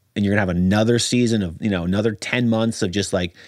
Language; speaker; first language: English; native; English